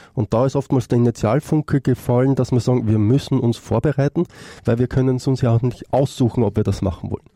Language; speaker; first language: German; native; German